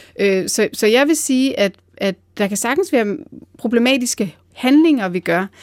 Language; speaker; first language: Danish; native; Danish